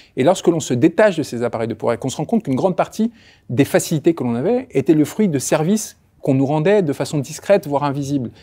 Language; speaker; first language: French; early bilingual, other home language; Spanish